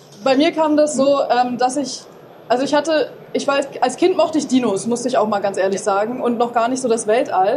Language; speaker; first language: German; native; German